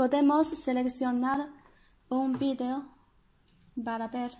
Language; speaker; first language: Spanish; non-native, learner; Chinese